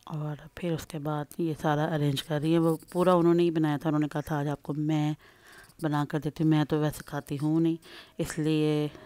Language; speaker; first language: Urdu; native; Urdu